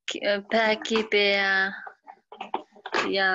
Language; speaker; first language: Finnish; non-native, learner; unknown